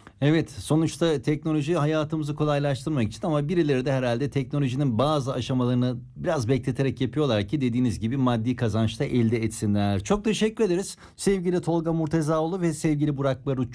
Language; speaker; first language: Turkish; native; Turkish